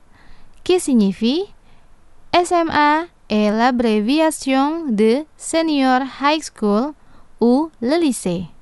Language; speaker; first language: French; non-native, fluent; Indonesian